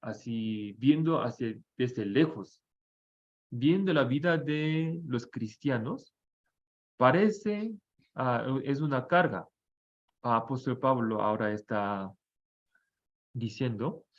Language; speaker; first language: Spanish; non-native, fluent; Korean